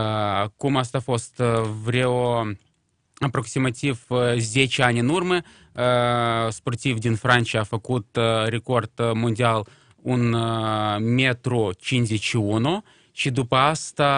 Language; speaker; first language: Romanian; non-native, local second language; Russian